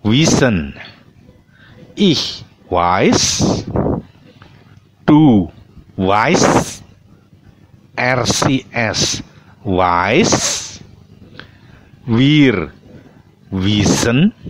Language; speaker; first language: German; non-native, fluent; Indonesian